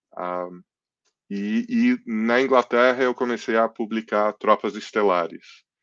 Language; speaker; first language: Portuguese; early bilingual, other home language; English